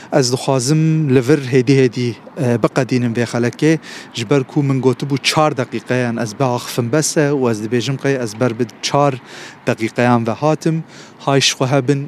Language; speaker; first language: Kurdish; native; Kurdish